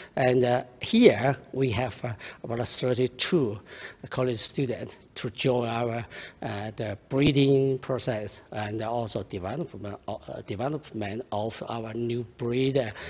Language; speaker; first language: English; non-native, learner; Chinese